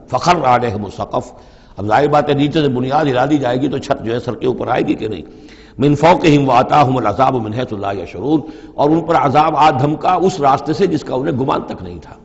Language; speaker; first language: Urdu; native; Urdu